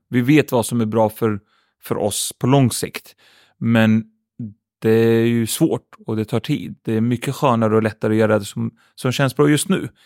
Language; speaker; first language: Swedish; early bilingual, other home language; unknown